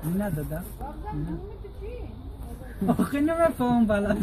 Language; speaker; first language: Russian; non-native, learner; Tajik